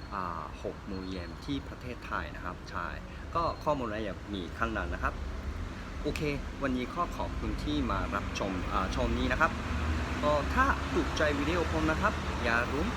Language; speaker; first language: Thai; non-native, learner; Japanese